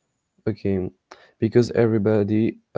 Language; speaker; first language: English; non-native, learner; French